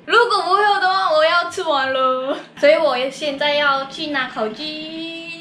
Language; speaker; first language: Chinese; non-native, fluent; Korean